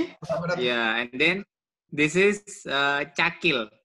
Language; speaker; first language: English; non-native, learner; Indonesian